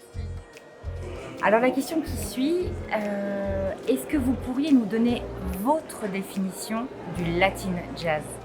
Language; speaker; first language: French; native; French